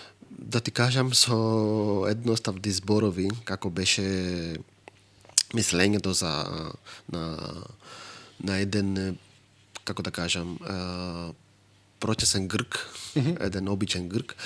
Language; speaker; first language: Macedonian; non-native, fluent; Greek